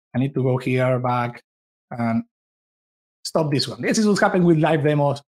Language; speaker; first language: English; non-native, fluent; Spanish